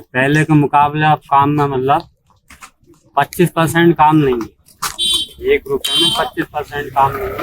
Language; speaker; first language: Hindi; native; Hindi